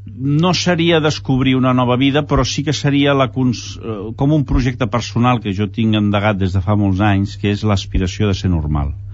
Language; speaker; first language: Catalan; early bilingual, heritage; Catalan